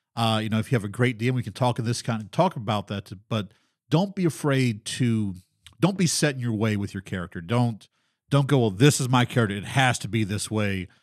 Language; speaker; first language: English; native; English